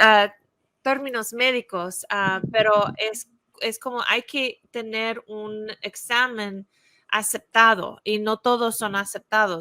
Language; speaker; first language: Spanish; non-native, fluent; English